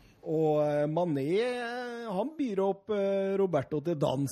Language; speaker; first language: Norwegian; native; Norwegian